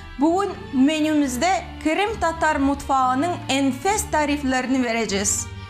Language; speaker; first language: Turkish; non-native, fluent; Turkmen